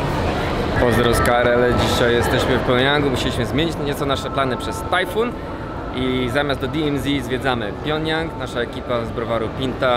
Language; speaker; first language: Polish; native; Polish